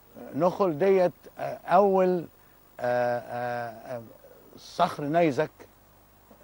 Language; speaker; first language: Arabic; native; Arabic